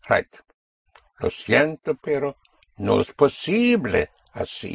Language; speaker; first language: Spanish; non-native, fluent; English